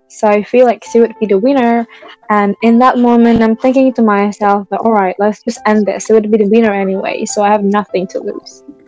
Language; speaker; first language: English; non-native, fluent; Indonesian